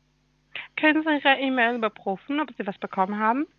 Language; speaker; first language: German; non-native, learner; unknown